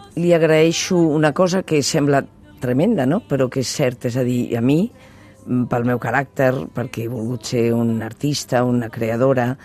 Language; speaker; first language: Catalan; non-native, local second language; Spanish